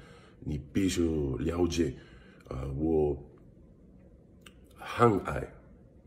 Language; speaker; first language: Chinese; non-native, learner; English